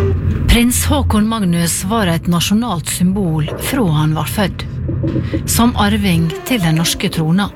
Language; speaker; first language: Norwegian; native; Norwegian